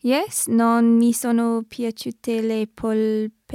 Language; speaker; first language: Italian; non-native, learner; English